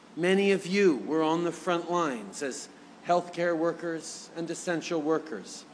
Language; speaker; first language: English; early bilingual, other home language; French